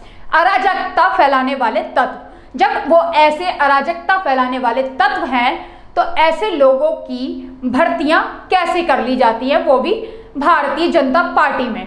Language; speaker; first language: Hindi; native; Hindi